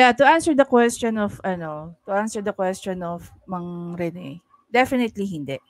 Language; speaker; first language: English; non-native, local second language; Filipino